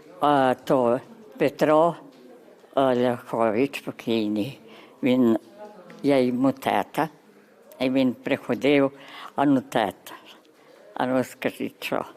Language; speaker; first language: Ukrainian; early bilingual, heritage; Ukrainian